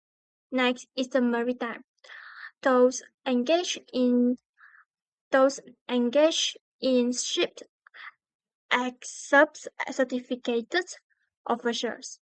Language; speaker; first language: English; non-native, learner; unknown